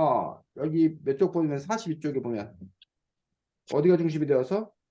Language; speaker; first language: Korean; native; Korean